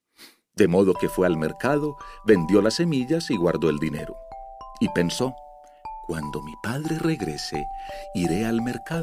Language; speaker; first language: Spanish; native; Spanish